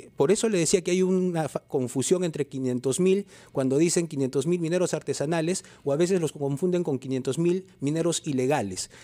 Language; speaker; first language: Spanish; native; Spanish